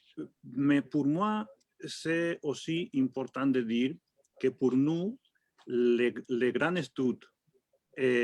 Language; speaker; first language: French; non-native, fluent; Spanish